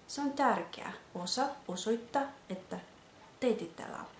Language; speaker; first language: Finnish; non-native, fluent; Russian